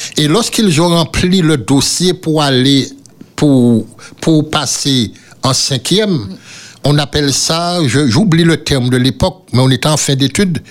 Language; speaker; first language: French; native; French